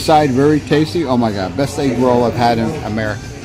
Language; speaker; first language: English; native; English